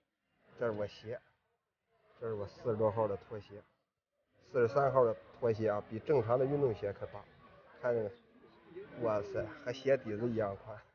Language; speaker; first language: Chinese; native; Chinese